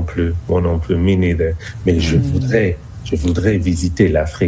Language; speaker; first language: French; non-native, fluent; English